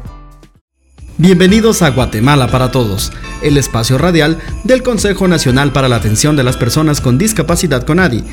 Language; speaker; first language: Spanish; native; Spanish